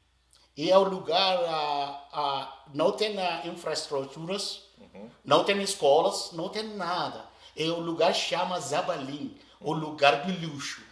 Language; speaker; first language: Portuguese; non-native, learner; Arabic